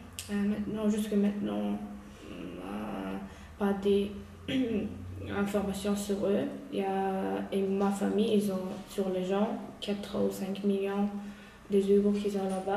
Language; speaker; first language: French; non-native, learner; Uyghur